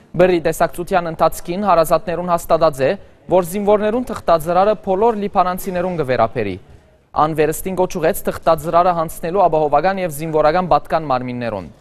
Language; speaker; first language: Armenian; early bilingual, heritage; Armenian